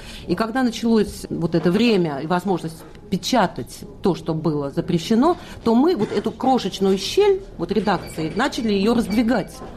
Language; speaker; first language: Russian; native; Russian